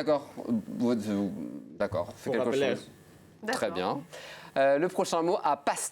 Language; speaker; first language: French; native; French